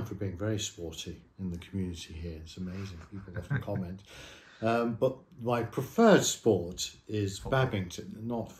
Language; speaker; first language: English; native; English